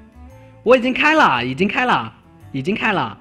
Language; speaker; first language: Chinese; native; Chinese